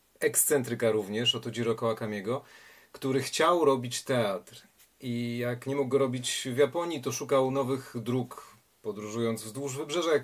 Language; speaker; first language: Polish; native; Polish